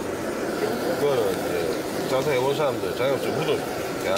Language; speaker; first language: Korean; native; Korean